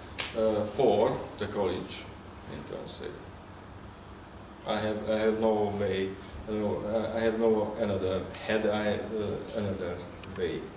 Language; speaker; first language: English; non-native, learner; Hungarian